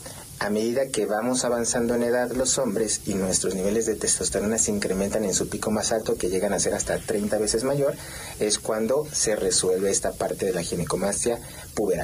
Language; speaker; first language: Spanish; native; Spanish